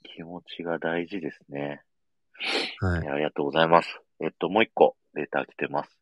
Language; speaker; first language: Japanese; native; Japanese